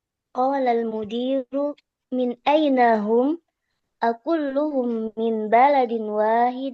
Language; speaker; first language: Arabic; non-native, learner; Indonesian